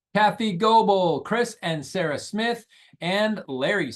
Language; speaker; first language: English; native; English